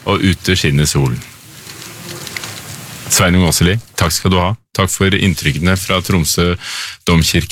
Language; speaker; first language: Norwegian; native; Norwegian